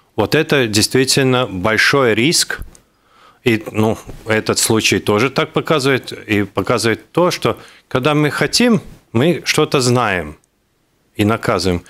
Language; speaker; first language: Russian; non-native, local second language; Latvian